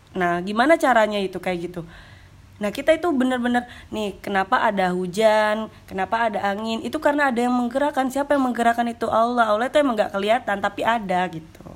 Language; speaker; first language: Indonesian; native; Indonesian